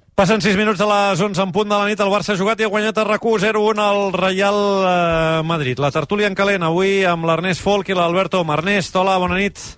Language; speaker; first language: Catalan; native; Catalan